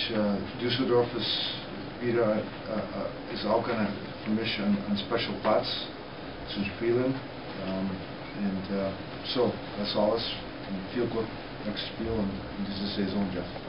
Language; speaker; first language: German; non-native, learner; English